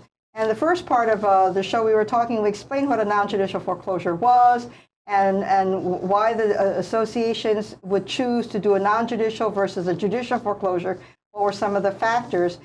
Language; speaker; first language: English; native; English